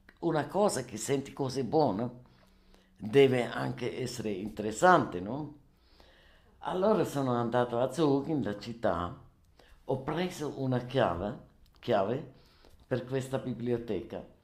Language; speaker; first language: Italian; non-native, learner; German